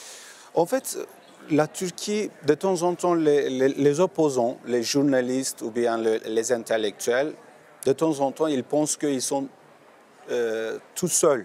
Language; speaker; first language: French; non-native, learner; Turkish